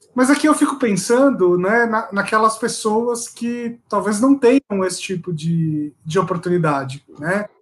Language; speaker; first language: Portuguese; native; Portuguese